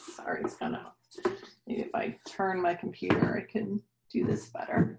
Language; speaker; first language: English; native; English